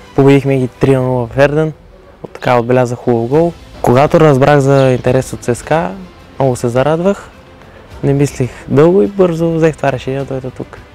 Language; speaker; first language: Bulgarian; native; Bulgarian